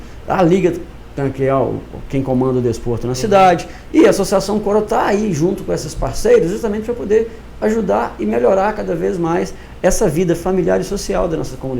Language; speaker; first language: Portuguese; native; Portuguese